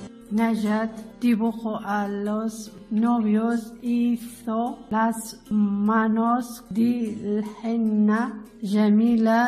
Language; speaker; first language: Spanish; non-native, learner; Arabic